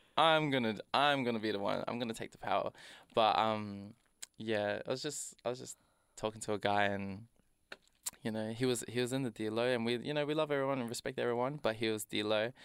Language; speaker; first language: English; native; English